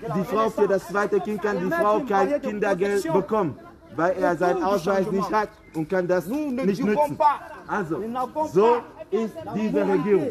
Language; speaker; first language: German; non-native, fluent; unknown